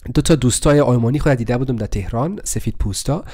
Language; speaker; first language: Persian; early bilingual, heritage; Persian